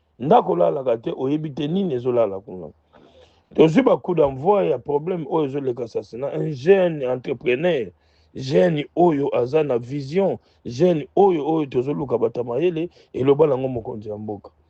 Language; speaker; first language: Lingala; non-native, local second language; Kongo